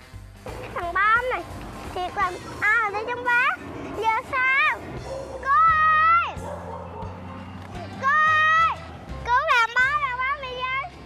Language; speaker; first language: Vietnamese; native; Vietnamese